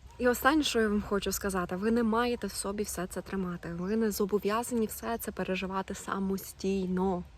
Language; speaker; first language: Ukrainian; non-native, local second language; Russian